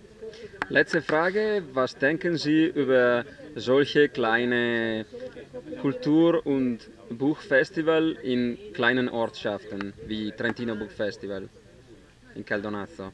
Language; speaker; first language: German; non-native, fluent; Italian